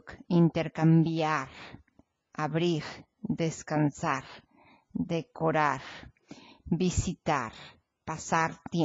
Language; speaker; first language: Spanish; non-native, fluent; English